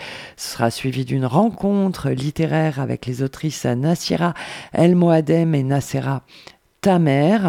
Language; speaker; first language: French; native; French